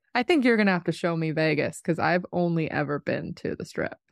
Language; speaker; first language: English; native; English